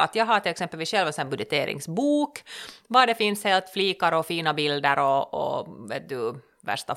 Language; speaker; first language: Swedish; native; Swedish